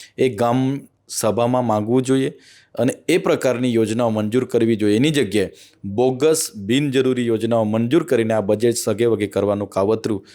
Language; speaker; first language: Gujarati; non-native, local second language; Vasavi